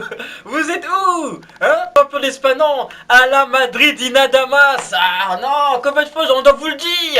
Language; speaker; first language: French; native; French